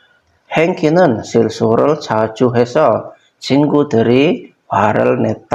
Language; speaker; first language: Korean; non-native, fluent; Indonesian